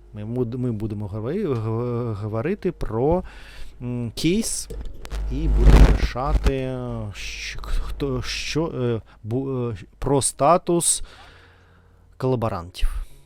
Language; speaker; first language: Ukrainian; non-native, learner; Russian